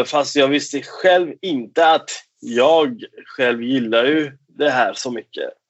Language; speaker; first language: Swedish; non-native, fluent; Persian